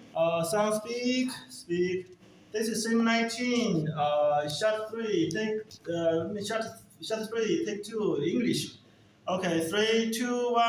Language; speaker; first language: English; non-native, learner; Bangla